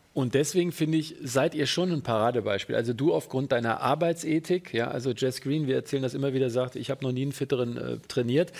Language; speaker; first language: German; native; German